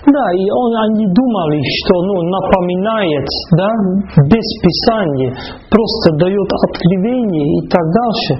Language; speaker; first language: Russian; non-native, fluent; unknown